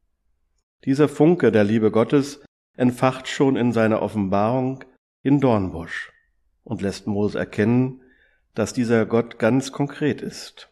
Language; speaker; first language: German; native; German